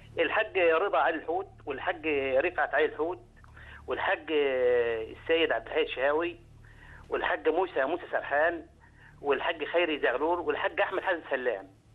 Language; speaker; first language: Egyptian Arabic; native; Egyptian Arabic